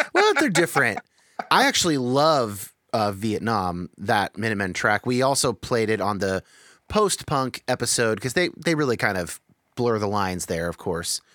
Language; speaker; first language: English; native; English